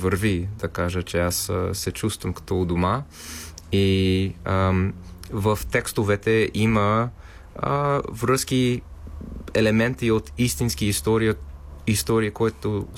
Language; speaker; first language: Bulgarian; non-native, fluent; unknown